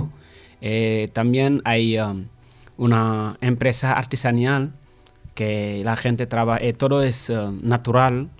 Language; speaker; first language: Spanish; non-native, learner; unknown